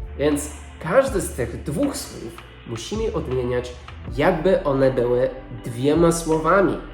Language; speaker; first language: Polish; non-native, fluent; English